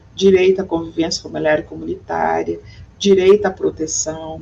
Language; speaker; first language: Portuguese; native; Portuguese